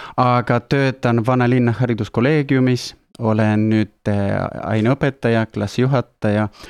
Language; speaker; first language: Estonian; non-native, fluent; Spanish